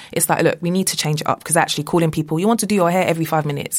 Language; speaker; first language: English; native; English